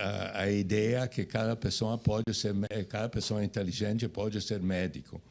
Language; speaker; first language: Portuguese; non-native, fluent; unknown